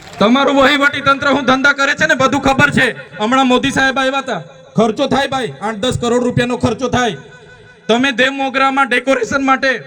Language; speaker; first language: Gujarati; non-native, local second language; Vasavi